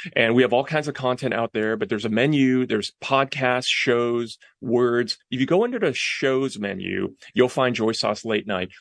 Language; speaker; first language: English; non-native, local second language; Cantonese